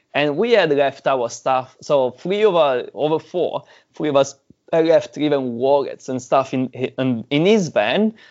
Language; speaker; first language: English; non-native, fluent; Italian